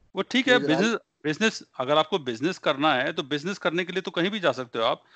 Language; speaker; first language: Hindi; native; Hindi